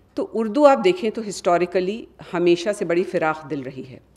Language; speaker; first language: Hindi; native; Hindi